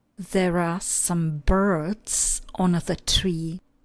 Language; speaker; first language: English; non-native, fluent; Czech